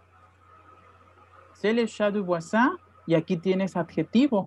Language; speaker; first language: Spanish; native; Spanish